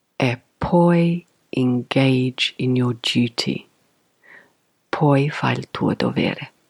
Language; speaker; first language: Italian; non-native, fluent; English